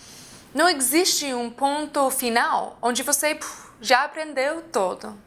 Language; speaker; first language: Portuguese; non-native, fluent; English